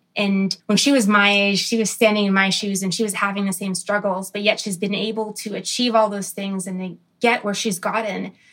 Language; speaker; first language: English; early bilingual, other home language; Arabic